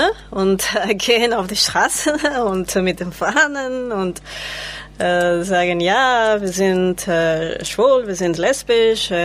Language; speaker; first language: German; non-native, learner; Spanish